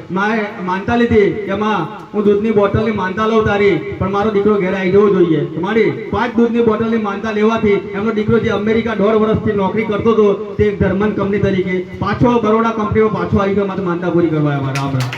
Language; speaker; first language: Gujarati; native; Gujarati